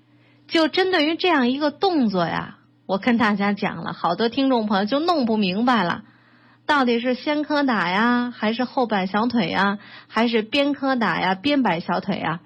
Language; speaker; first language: Chinese; native; Chinese